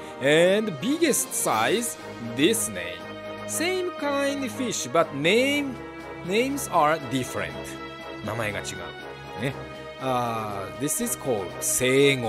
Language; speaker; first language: English; non-native, learner; Japanese